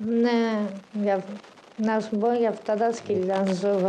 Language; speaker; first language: Greek; non-native, local second language; Turkish